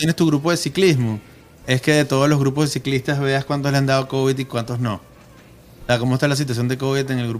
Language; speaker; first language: Spanish; native; Spanish